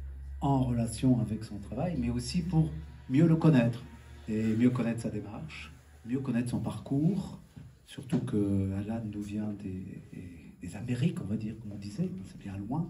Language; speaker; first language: French; native; French